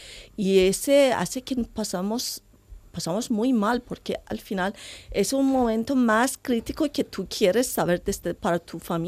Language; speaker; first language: Spanish; non-native, learner; Persian